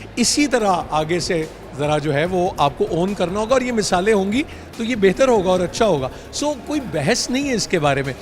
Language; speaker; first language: Urdu; native; Urdu